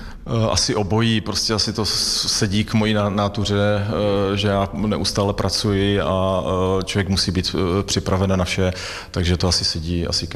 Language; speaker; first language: Czech; native; Czech